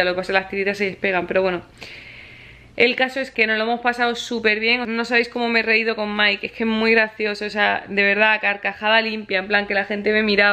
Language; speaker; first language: Spanish; native; Spanish